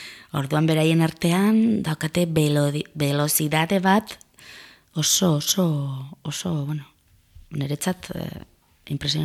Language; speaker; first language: Basque; non-native, local second language; Spanish